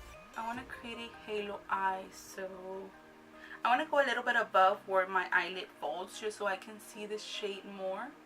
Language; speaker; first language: English; native; English